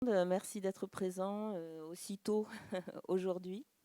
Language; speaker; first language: French; native; French